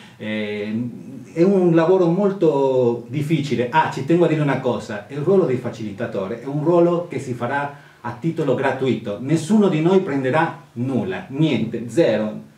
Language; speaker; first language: Italian; non-native, fluent; Spanish